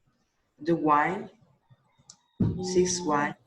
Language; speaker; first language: English; non-native, learner; Vietnamese